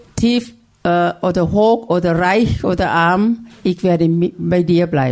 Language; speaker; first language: German; non-native, learner; Thai